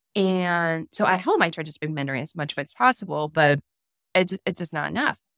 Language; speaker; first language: English; non-native, fluent; Chinese